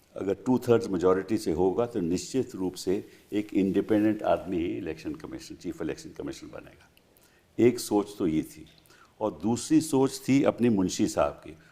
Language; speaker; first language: Hindi; native; Hindi